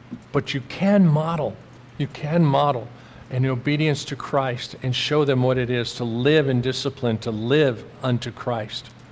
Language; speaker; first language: English; native; English